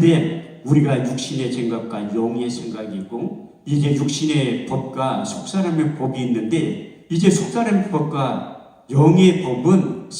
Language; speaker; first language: Korean; native; Korean